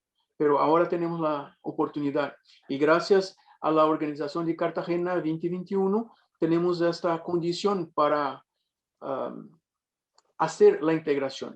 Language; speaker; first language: Spanish; non-native, fluent; Portuguese